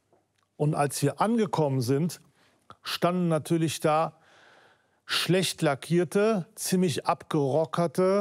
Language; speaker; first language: German; native; German